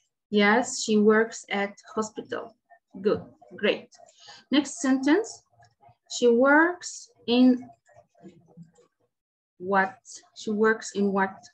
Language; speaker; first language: English; non-native, fluent; Arabic